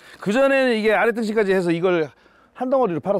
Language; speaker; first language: Korean; native; Korean